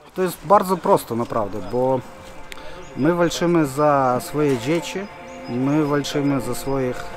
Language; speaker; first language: Polish; non-native, fluent; Ukrainian